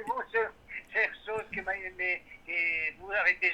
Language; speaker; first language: French; non-native, learner; Italian